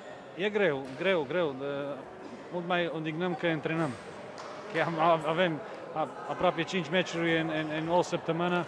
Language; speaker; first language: Romanian; non-native, fluent; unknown